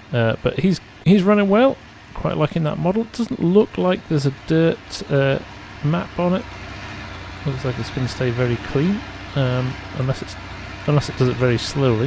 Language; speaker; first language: English; native; English